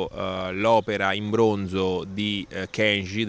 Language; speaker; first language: Italian; native; Italian